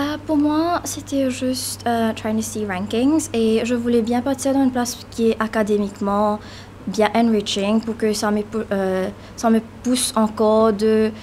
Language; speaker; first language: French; non-native, local second language; Morisyen